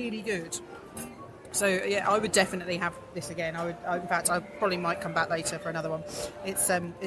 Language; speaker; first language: English; native; English